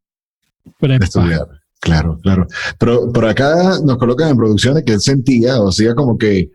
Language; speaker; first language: Spanish; native; Spanish